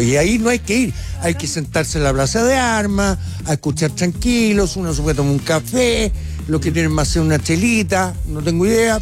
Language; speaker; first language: Spanish; native; Spanish